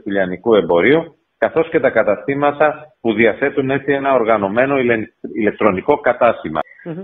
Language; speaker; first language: Greek; native; Greek